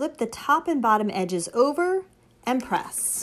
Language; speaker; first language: English; native; English